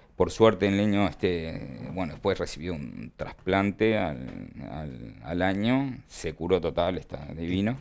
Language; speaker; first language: Spanish; native; Spanish